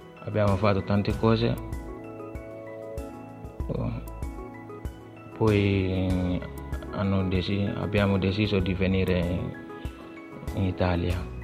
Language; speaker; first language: Italian; non-native, learner; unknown